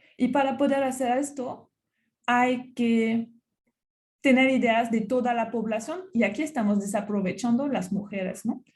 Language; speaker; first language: Spanish; non-native, fluent; French